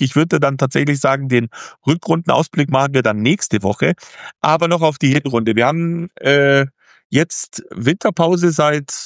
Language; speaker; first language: German; native; German